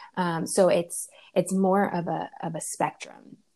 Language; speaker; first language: English; early bilingual, other home language; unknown